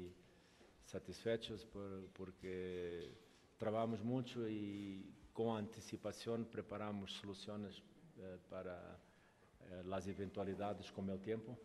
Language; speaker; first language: Spanish; non-native, local second language; Portuguese